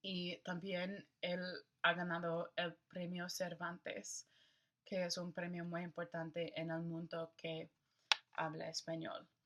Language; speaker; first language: Spanish; non-native, learner; English